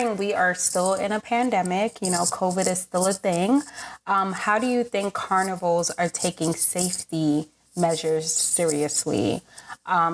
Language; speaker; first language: English; native; English